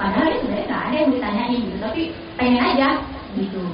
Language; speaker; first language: Indonesian; native; Indonesian